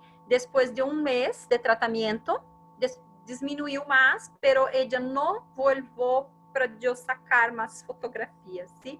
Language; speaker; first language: Spanish; non-native, fluent; Portuguese